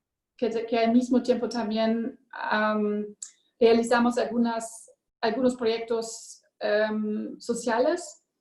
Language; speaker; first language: Spanish; non-native, learner; German